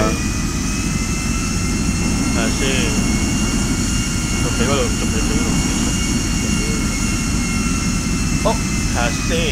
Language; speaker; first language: Chinese; native; Chinese